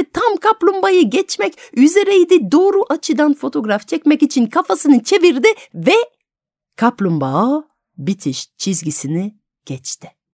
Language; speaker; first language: Turkish; non-native, fluent; French